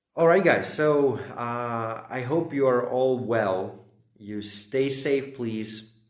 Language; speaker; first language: English; non-native, fluent; Slovak